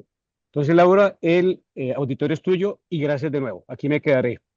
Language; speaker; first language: Spanish; native; Spanish